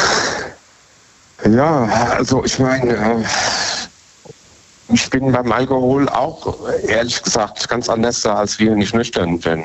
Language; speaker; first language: German; native; German